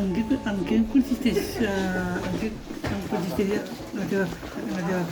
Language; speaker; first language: Catalan; non-native, local second language; Spanish